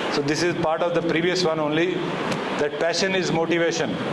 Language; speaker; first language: English; non-native, local second language; Hindi